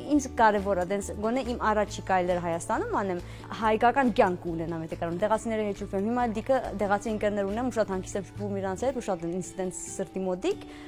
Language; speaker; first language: Armenian; early bilingual, heritage; Armenian